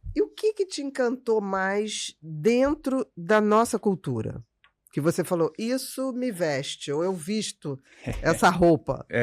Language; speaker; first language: Portuguese; native; Portuguese